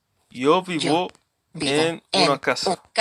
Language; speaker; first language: Spanish; non-native, learner; English